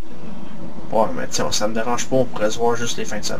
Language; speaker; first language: French; native; French